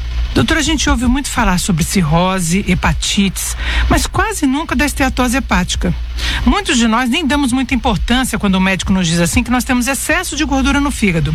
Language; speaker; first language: Portuguese; native; Portuguese